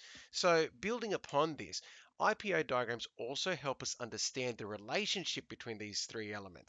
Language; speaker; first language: English; native; English